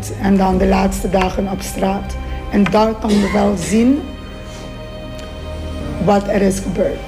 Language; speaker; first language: Dutch; non-native, local second language; Papiamento